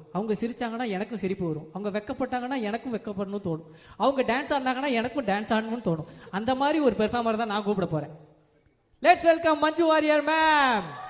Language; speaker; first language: Tamil; native; Tamil